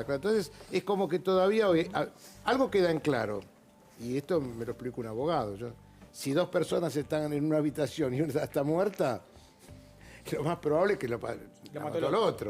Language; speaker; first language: Spanish; native; Spanish